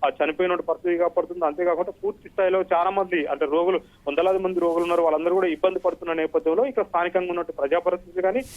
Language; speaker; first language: Telugu; native; Telugu